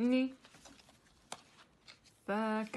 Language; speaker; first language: Arabic; non-native, learner; English